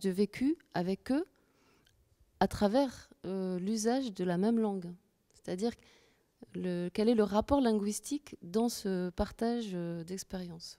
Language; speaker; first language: French; native; French